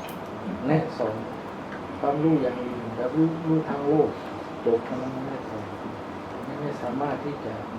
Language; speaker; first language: Thai; native; Thai